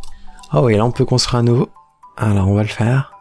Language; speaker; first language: French; native; French